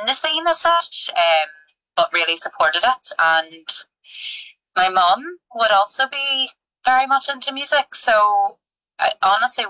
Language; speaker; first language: English; native; English